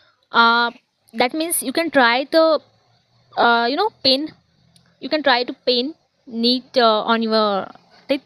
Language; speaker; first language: English; non-native, learner; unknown